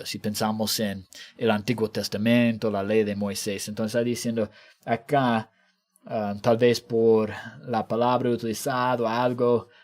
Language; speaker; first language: Spanish; non-native, fluent; English